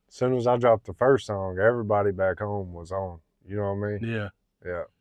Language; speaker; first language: English; native; English